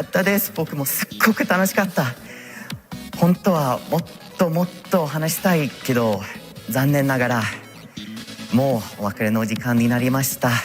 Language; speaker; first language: Japanese; non-native, fluent; English